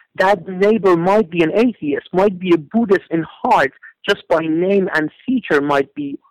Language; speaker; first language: English; non-native, fluent; Persian